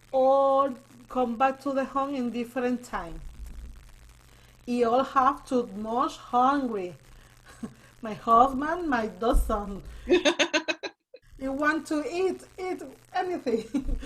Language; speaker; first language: English; non-native, learner; Spanish